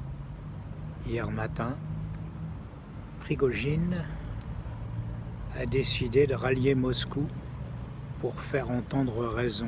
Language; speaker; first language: French; native; French